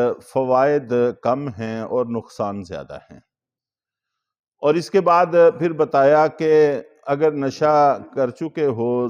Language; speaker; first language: Urdu; native; Urdu